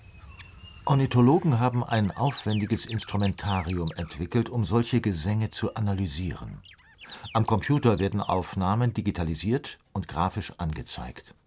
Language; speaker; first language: German; native; German